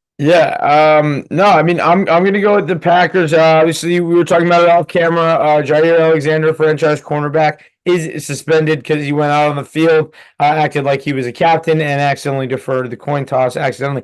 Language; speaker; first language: English; native; English